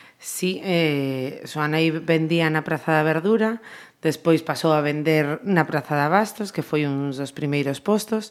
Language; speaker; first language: Galician; native; Galician